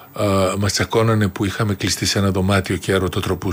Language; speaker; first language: Greek; native; Greek